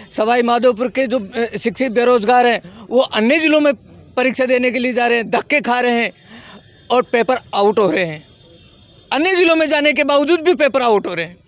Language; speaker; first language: Hindi; native; Hindi